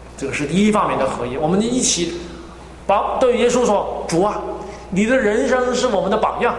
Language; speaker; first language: Chinese; non-native, fluent; Cantonese